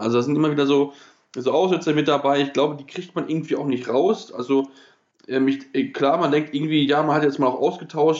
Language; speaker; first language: German; native; German